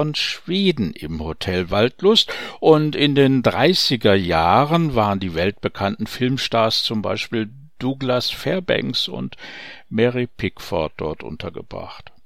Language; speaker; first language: German; native; German